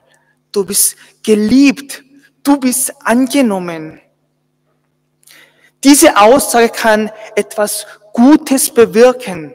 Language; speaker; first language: German; non-native, fluent; Korean